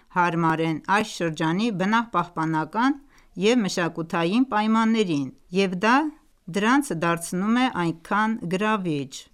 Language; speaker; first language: Armenian; early bilingual, heritage; Armenian